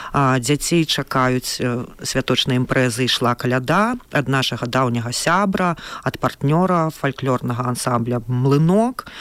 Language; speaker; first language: Belarusian; native; Belarusian